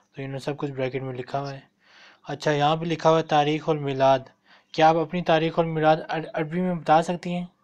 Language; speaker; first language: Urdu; non-native, local second language; Punjabi